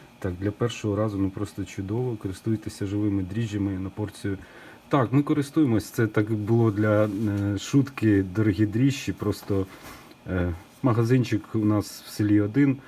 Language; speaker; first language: Ukrainian; non-native, local second language; Russian